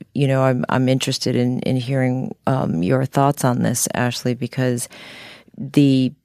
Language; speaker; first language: English; native; English